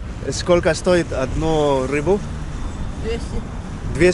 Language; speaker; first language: Russian; non-native, fluent; Spanish